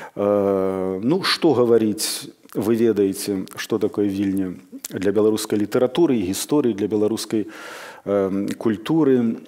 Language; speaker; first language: Russian; non-native, local second language; Belarusian